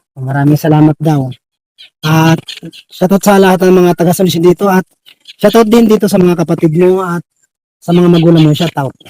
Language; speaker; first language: Filipino; native; Filipino